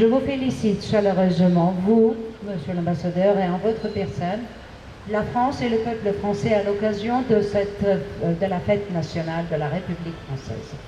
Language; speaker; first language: French; non-native, fluent; Armenian